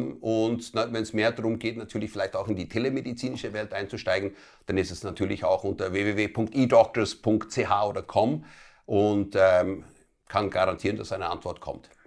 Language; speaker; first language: German; early bilingual, other home language; Italian